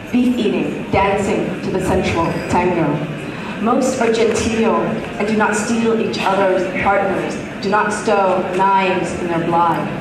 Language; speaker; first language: English; early bilingual, other home language; Vietnamese